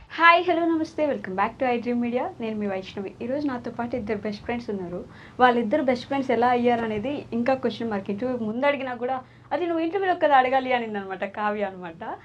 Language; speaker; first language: Telugu; native; Telugu